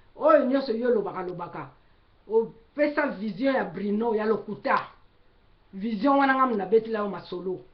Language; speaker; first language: Lingala; native; Lingala